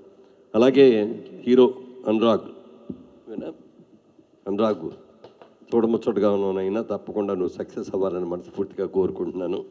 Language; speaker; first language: Telugu; native; Telugu